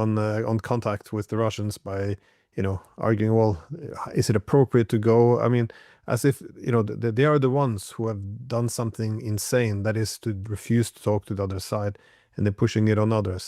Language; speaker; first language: English; non-native, fluent; Norwegian